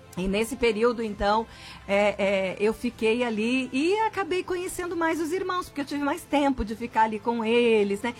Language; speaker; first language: Portuguese; native; Portuguese